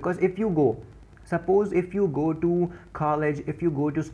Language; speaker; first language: English; non-native, local second language; Hindi